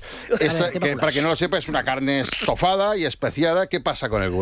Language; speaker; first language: Spanish; native; Spanish